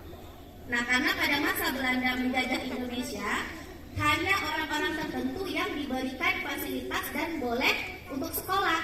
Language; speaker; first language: Indonesian; native; Indonesian